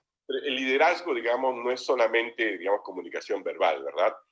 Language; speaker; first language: Spanish; native; Spanish